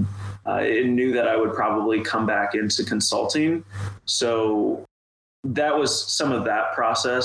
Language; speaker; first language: English; native; English